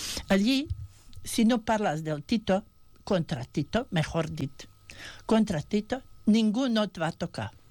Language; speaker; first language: Catalan; non-native, fluent; Bosnian